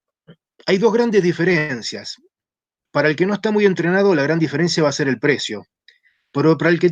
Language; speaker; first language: Spanish; native; Spanish